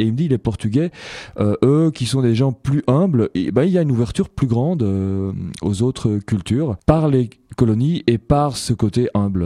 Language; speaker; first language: French; native; French